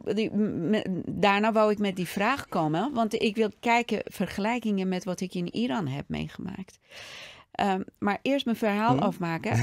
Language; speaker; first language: Dutch; non-native, fluent; Persian